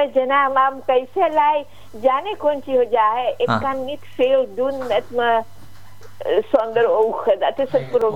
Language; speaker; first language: Dutch; non-native, local second language; Caribbean Hindustani